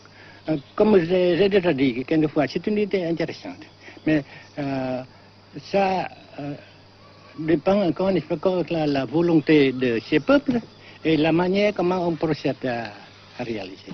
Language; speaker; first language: French; non-native, fluent; Vietnamese